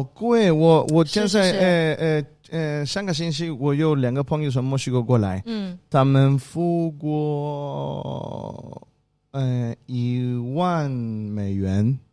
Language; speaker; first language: Chinese; non-native, learner; Spanish